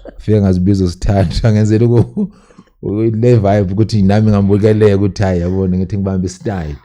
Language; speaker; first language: Zulu; native; Zulu